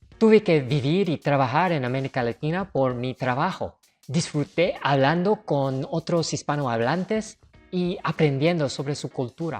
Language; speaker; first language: Spanish; non-native, fluent; English